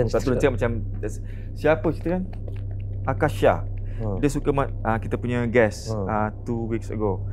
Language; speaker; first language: Malay; native; Malay